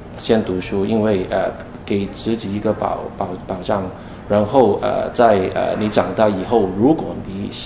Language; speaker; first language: Chinese; non-native, fluent; Cantonese